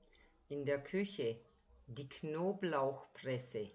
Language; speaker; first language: German; native; German